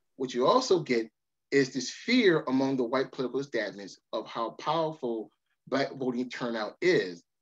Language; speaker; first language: English; native; English